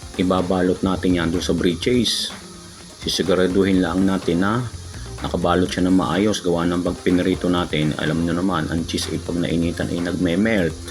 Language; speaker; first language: Filipino; native; Filipino